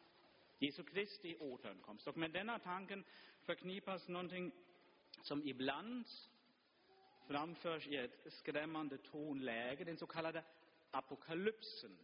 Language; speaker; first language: Swedish; non-native, fluent; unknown